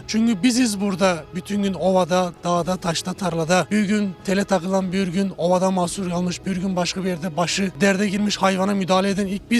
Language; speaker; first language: Turkish; native; Turkish